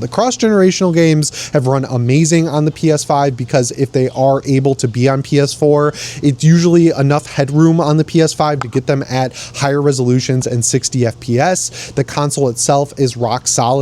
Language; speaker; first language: English; native; English